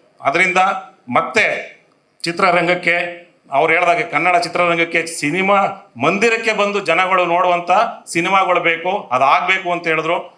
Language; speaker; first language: Kannada; native; Kannada